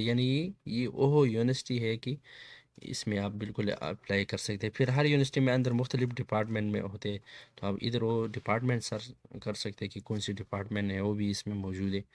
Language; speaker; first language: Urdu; non-native, local second language; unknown